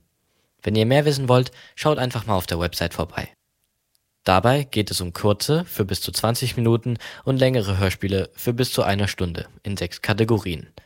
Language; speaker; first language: German; native; German